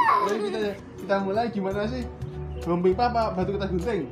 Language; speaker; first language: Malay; non-native, local second language; Javanese